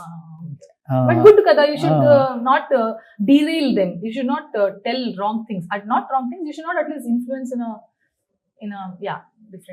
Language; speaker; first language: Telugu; non-native, local second language; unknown